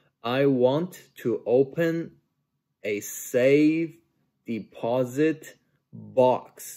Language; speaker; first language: English; non-native, fluent; Chinese